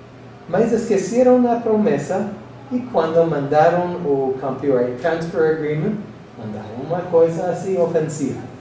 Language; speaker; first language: Portuguese; non-native, fluent; English